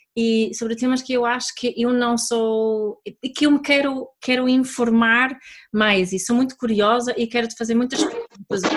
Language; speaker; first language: Portuguese; early bilingual, other home language; Swedish